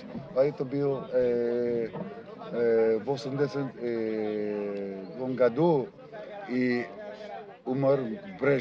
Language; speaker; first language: Russian; non-native, learner; English